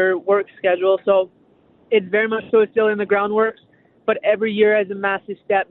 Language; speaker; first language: English; native; English